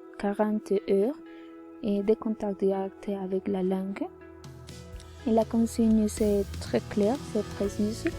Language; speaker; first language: French; non-native, learner; Spanish